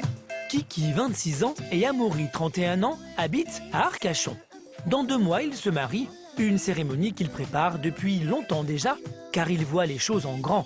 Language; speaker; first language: French; native; French